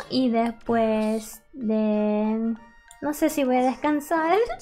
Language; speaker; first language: Spanish; early bilingual, heritage; Spanish